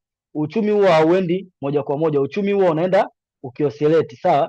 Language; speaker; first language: Swahili; native; Swahili